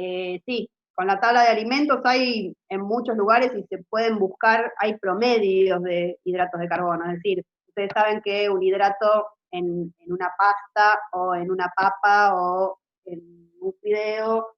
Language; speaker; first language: Spanish; native; Spanish